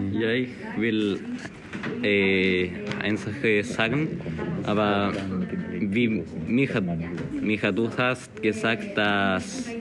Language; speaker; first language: German; non-native, learner; Spanish